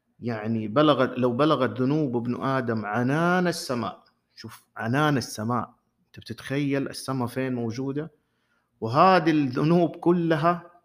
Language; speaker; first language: Arabic; native; Arabic